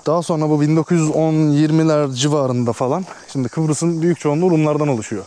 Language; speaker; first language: Turkish; native; Turkish